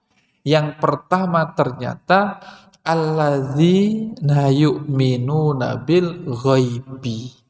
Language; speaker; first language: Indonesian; non-native, local second language; Banjar